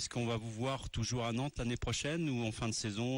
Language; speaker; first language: French; native; French